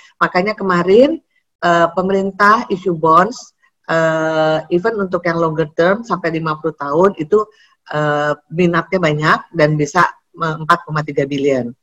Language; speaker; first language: Indonesian; native; Indonesian